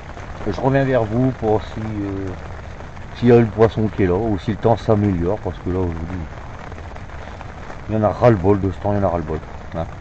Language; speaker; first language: French; native; French